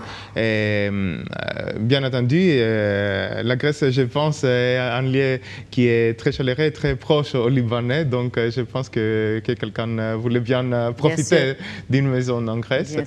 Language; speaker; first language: French; non-native, local second language; Greek